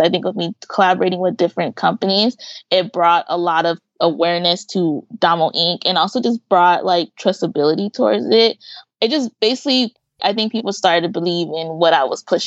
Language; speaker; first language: English; native; English